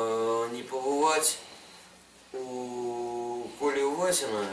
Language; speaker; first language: Russian; native; Russian